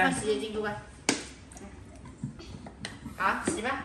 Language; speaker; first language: Chinese; native; Chinese